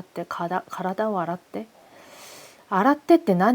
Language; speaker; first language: Japanese; non-native, fluent; Korean